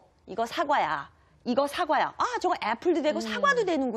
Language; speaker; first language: Korean; native; Korean